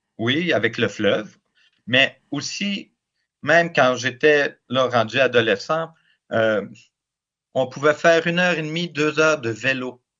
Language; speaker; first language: French; native; French